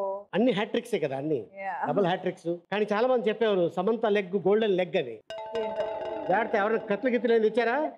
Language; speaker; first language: Telugu; native; Telugu